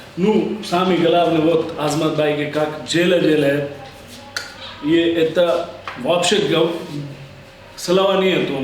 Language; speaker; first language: Russian; non-native, learner; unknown